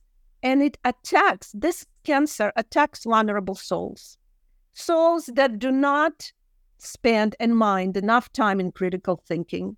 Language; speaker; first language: English; non-native, fluent; Russian